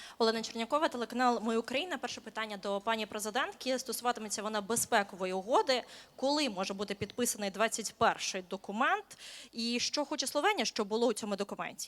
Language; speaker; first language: Ukrainian; native; Ukrainian